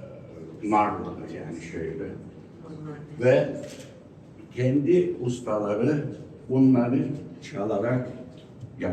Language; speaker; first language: Turkish; early bilingual, heritage; Turkish